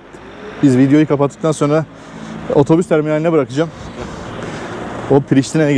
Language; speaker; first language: Turkish; native; Turkish